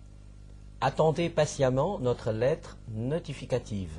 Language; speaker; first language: French; non-native, fluent; Chinese